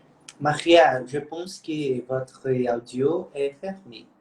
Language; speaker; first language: French; non-native, learner; Portuguese